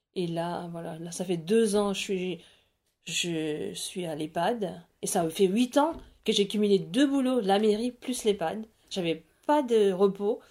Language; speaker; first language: French; non-native, local second language; Morisyen